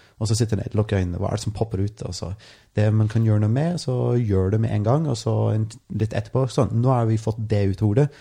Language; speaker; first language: Norwegian; non-native, fluent; English